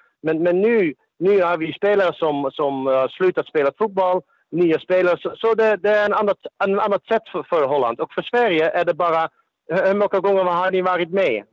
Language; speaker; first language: Swedish; non-native, fluent; Dutch